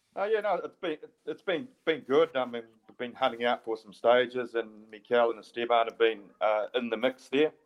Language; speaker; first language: English; native; English